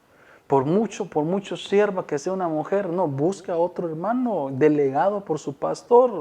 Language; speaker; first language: Spanish; native; Spanish